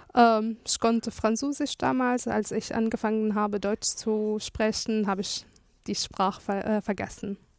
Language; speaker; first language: German; non-native, fluent; Arabic